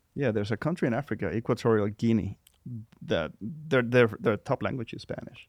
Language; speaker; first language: English; non-native, fluent; Spanish